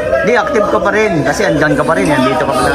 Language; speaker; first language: Filipino; native; Filipino